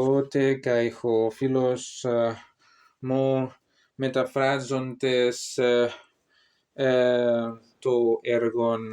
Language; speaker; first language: Greek; non-native, learner; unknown